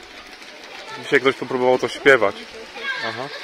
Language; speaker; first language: Polish; native; Polish